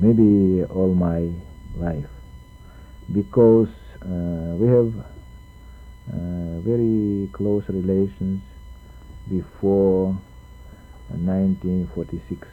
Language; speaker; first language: English; non-native, learner; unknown